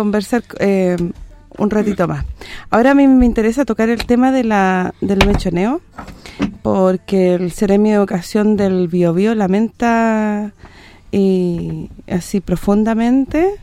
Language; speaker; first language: Spanish; native; Spanish